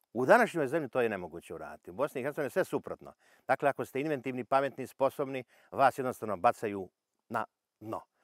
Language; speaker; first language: Bosnian; native; Bosnian